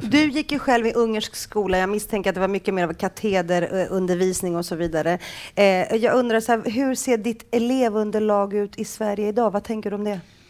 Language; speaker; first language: Swedish; native; Swedish